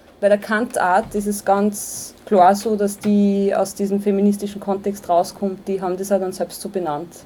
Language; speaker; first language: German; native; German